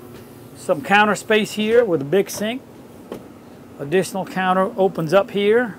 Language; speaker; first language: English; non-native, fluent; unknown